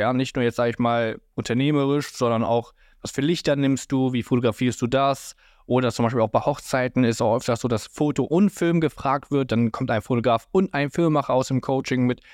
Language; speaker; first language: German; native; German